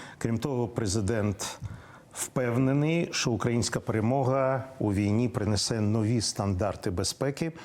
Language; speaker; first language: Ukrainian; native; Ukrainian